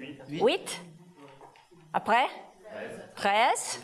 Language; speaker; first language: French; non-native, learner; Italian